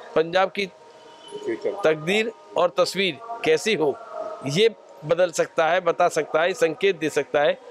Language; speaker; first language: Hindi; native; Hindi